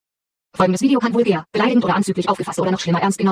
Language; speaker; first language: German; native; German